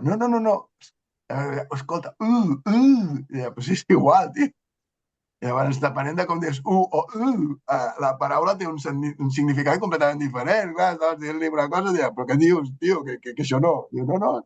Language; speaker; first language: Catalan; native; Catalan